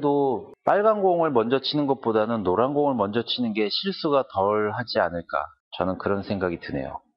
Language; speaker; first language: Korean; native; Korean